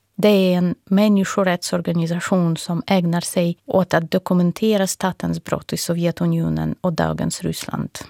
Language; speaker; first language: Swedish; non-native, fluent; Russian